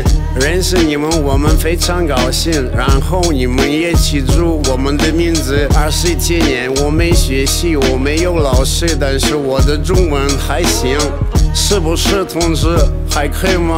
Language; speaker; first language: Chinese; non-native, learner; Russian